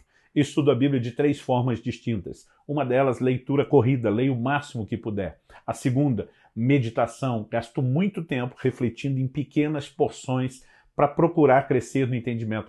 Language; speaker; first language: Portuguese; native; Portuguese